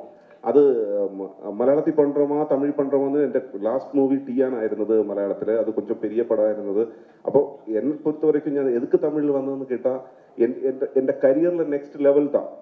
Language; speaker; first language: Tamil; non-native, learner; Malayalam